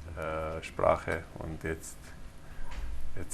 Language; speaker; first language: German; non-native, fluent; Slovenian